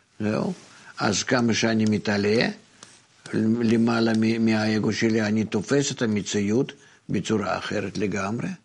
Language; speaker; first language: Hebrew; non-native, fluent; Russian